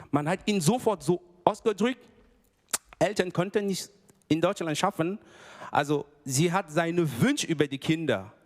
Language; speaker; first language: German; non-native, fluent; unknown